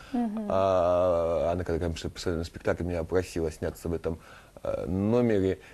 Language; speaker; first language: Russian; native; Russian